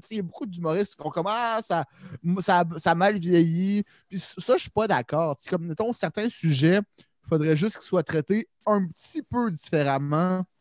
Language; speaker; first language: French; native; French